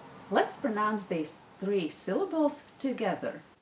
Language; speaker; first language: English; non-native, fluent; Latvian